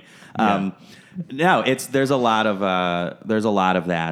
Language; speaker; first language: English; native; English